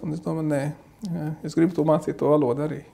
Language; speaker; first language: Latvian; non-native, fluent; Arabic